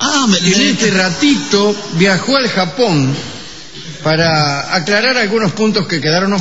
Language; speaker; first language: Spanish; native; Spanish